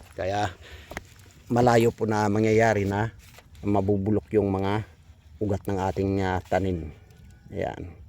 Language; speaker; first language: Filipino; non-native, local second language; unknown